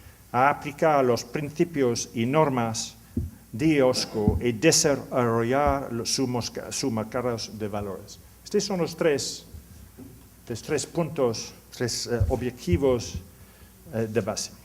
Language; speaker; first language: Spanish; non-native, learner; English